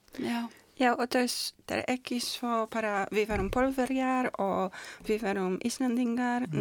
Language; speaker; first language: Icelandic; non-native, learner; Polish